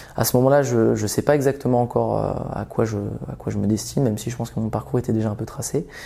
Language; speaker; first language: French; early bilingual, other home language; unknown